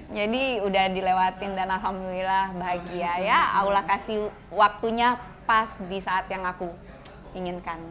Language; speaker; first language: Indonesian; native; Indonesian